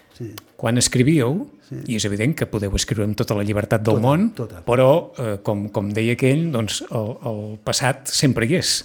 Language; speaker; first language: Catalan; native; Catalan